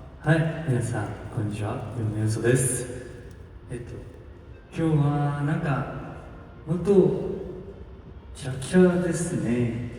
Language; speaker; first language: Japanese; non-native, learner; Korean